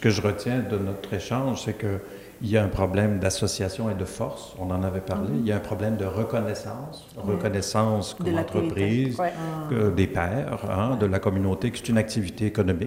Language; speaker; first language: French; native; French